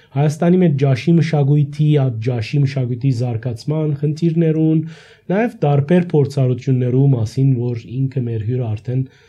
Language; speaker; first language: Armenian; early bilingual, heritage; Armenian